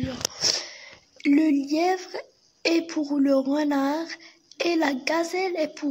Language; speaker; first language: French; non-native, learner; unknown